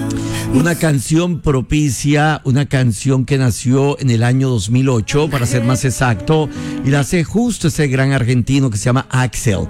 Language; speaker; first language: Spanish; native; Spanish